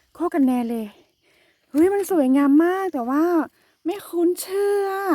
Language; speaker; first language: Thai; native; Thai